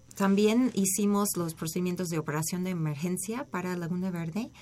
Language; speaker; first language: Spanish; non-native, fluent; English